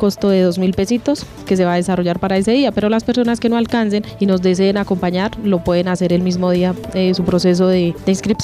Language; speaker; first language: Spanish; native; Spanish